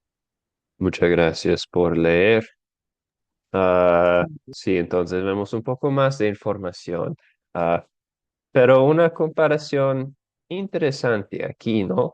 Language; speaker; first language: Spanish; non-native, fluent; English